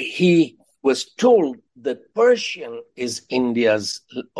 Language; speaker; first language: English; non-native, local second language; Hindi